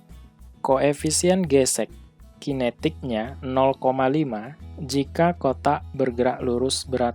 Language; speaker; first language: Indonesian; native; Indonesian